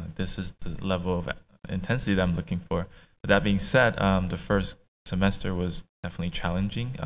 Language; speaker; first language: English; native; English